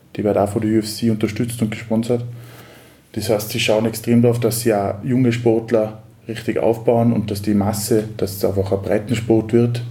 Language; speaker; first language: German; native; German